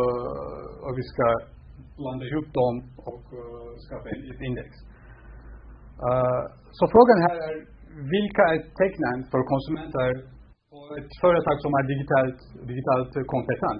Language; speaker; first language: Swedish; non-native, fluent; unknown